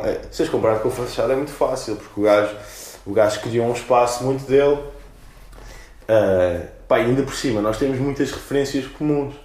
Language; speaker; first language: Portuguese; native; Portuguese